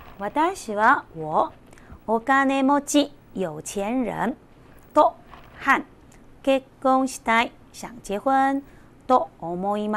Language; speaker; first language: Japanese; non-native, fluent; Chinese